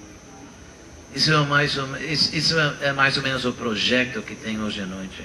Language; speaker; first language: Portuguese; non-native, fluent; English